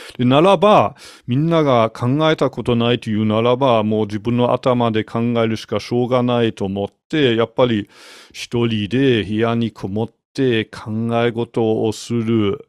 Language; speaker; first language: Japanese; non-native, fluent; German